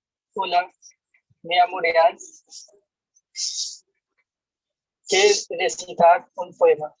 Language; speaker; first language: Spanish; non-native, learner; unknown